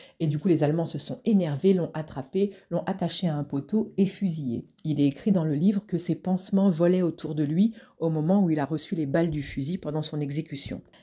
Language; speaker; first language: French; native; French